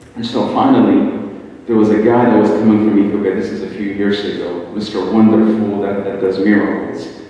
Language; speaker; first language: English; native; English